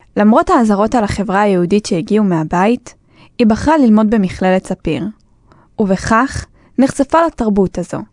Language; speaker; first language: Hebrew; native; Hebrew